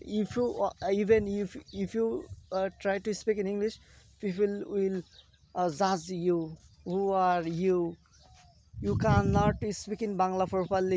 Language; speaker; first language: English; non-native, learner; Bangla